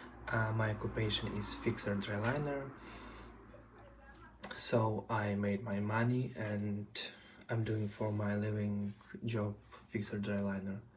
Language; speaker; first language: English; non-native, learner; Ukrainian